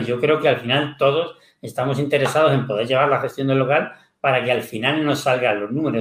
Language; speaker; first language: Spanish; native; Spanish